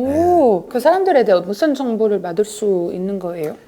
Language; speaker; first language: Korean; non-native, fluent; French